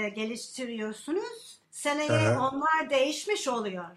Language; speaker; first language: Turkish; non-native, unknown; English